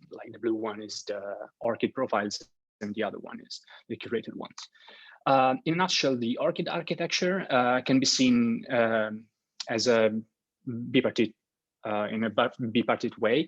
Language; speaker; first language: English; non-native, fluent; Italian